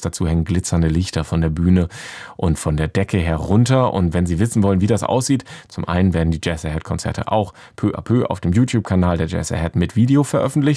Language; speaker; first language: German; native; German